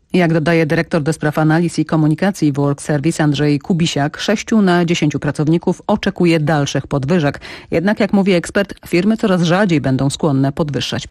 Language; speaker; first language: Polish; native; Polish